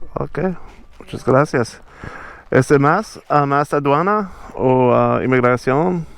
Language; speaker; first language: Spanish; non-native, learner; English